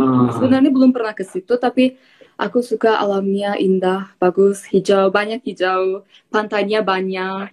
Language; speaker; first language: Indonesian; non-native, fluent; Azerbaijani